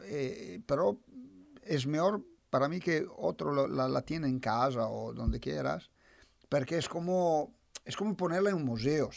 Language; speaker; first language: Spanish; non-native, fluent; Italian